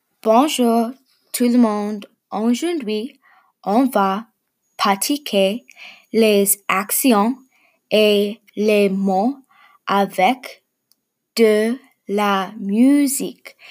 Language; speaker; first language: French; non-native, learner; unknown